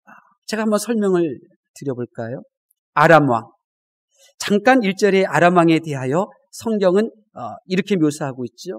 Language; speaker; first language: Korean; native; Korean